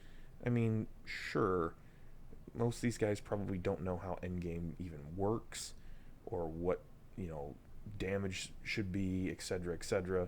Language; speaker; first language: English; native; English